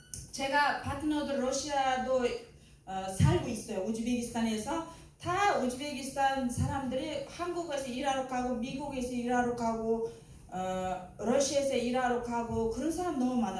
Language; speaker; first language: Korean; non-native, learner; Uzbek